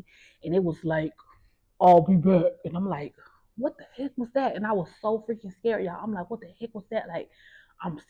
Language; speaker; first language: English; native; English